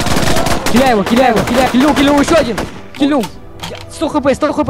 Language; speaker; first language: Russian; native; Russian